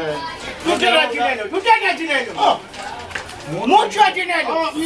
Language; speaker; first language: Spanish; non-native, learner; Haitian Creole